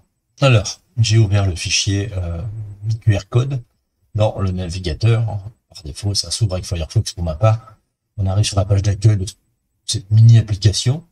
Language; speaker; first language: French; native; French